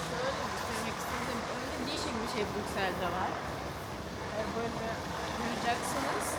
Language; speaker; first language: Turkish; non-native, learner; Russian